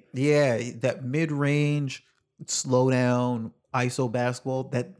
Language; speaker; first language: English; native; English